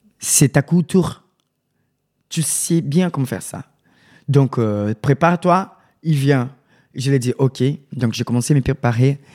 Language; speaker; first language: French; non-native, learner; Portuguese